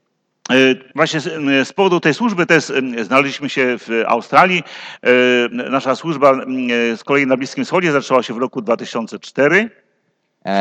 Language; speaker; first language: Polish; native; Polish